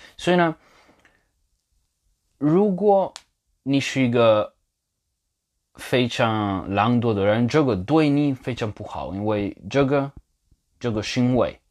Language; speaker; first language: Chinese; non-native, fluent; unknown